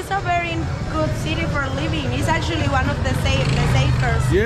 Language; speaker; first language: English; non-native, learner; Spanish